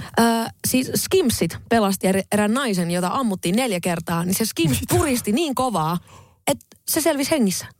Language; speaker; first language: Finnish; native; Finnish